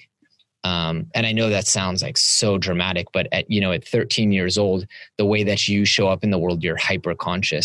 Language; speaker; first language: English; native; English